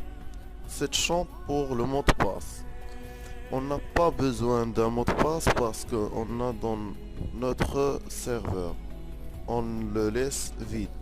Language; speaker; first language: French; non-native, local second language; Arabic